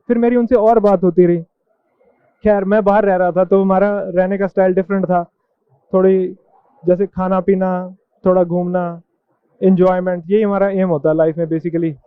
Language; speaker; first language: Hindi; native; Hindi